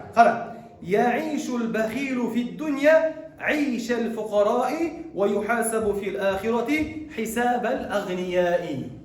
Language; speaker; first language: Arabic; non-native, fluent; Kazakh